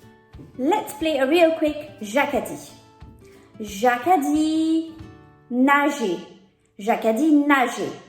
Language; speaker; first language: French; non-native, fluent; English